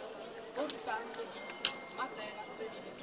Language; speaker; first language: Italian; native; Italian